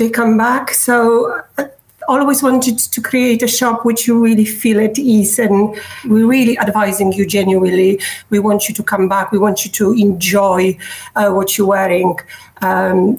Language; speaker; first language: English; non-native, fluent; Polish